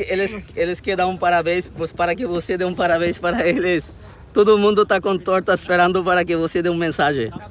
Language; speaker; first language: Portuguese; non-native, learner; Bangla